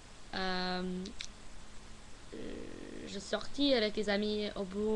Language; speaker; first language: French; non-native, learner; English